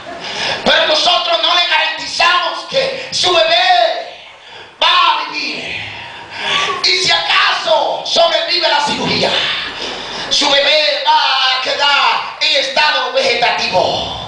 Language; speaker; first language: Spanish; native; Spanish